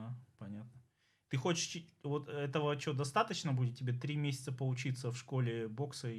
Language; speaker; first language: Russian; native; Russian